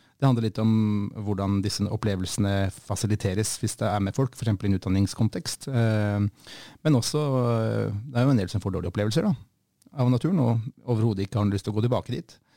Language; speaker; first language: Norwegian; native; Norwegian